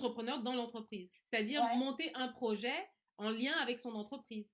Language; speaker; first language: French; native; French